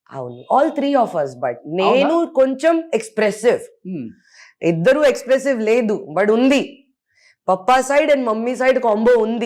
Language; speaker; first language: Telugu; non-native, fluent; Hindi